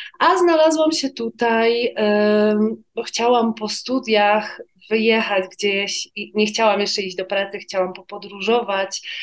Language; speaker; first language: Polish; native; Polish